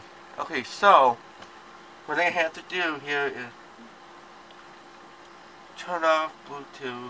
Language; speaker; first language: English; native; English